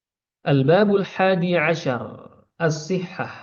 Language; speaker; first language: Arabic; non-native, fluent; Indonesian